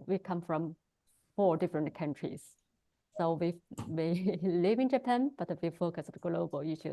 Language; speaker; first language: English; non-native, learner; Chinese